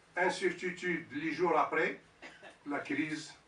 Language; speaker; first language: French; non-native, local second language; Arabic